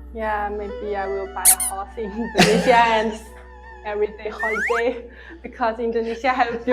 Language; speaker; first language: English; non-native, learner; Chinese